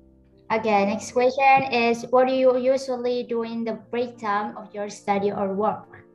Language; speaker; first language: English; non-native, learner; Indonesian